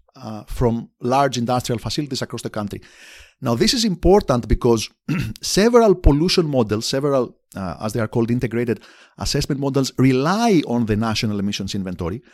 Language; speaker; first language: English; non-native, fluent; Greek